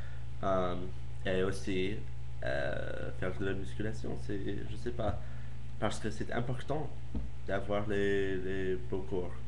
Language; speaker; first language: French; non-native, learner; English